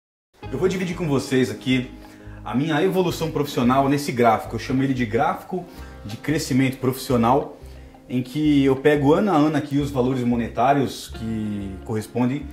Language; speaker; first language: Portuguese; native; Portuguese